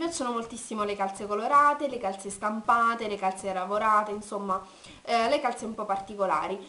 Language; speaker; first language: Italian; native; Italian